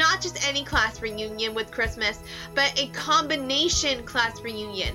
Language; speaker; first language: English; native; English